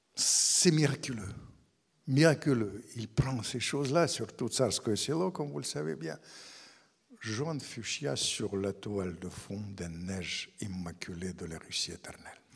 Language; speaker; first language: French; non-native, fluent; Russian